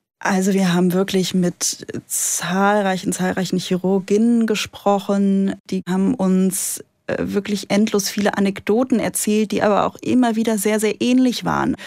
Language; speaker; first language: German; native; German